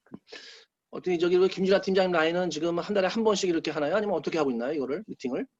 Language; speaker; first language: Korean; native; Korean